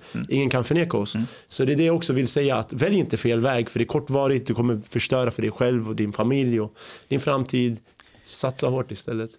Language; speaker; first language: Swedish; early bilingual, other home language; Arabic